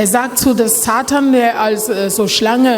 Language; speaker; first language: German; non-native, learner; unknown